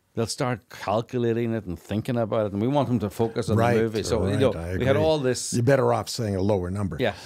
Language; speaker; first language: English; native; English